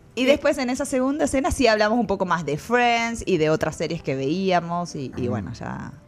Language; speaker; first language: Spanish; native; Spanish